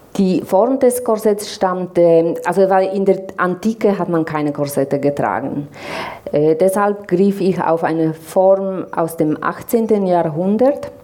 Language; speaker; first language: German; non-native, fluent; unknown